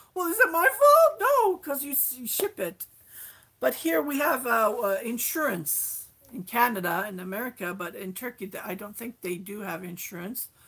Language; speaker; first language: English; native; English